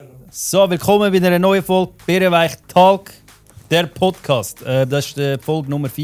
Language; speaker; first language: German; native; German